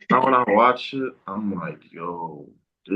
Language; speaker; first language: English; native; English